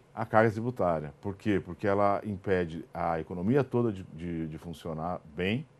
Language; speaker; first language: Portuguese; native; Portuguese